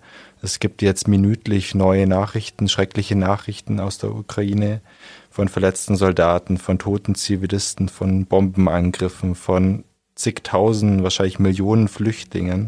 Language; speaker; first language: German; native; German